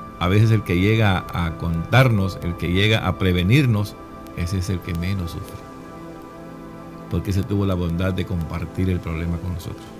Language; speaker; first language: Spanish; native; Spanish